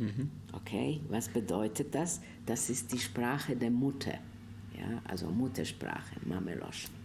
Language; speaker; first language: German; non-native, fluent; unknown